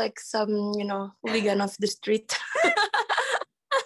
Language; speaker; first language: English; non-native, local second language; Iloko